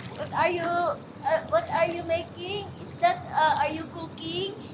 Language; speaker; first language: English; non-native, local second language; Filipino